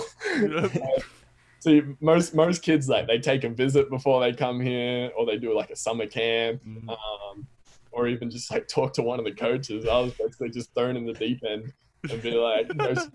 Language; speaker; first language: English; native; English